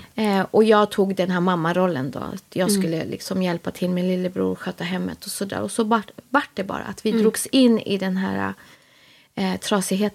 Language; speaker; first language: Swedish; early bilingual, other home language; Spanish